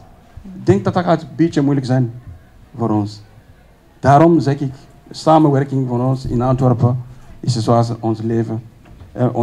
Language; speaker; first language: Dutch; non-native, learner; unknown